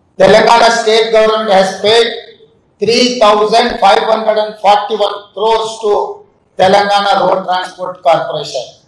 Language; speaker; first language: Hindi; non-native, local second language; Telugu